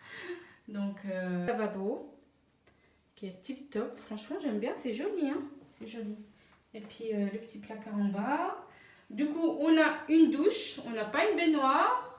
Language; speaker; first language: French; native; French